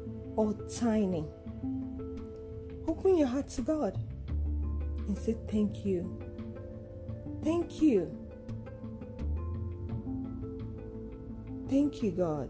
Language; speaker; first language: English; non-native, local second language; Yoruba